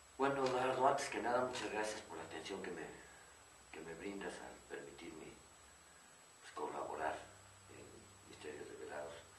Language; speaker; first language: Spanish; native; Spanish